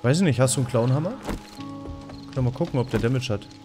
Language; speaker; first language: German; native; German